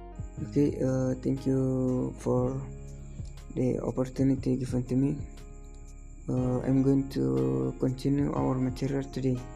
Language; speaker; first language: English; non-native, learner; Indonesian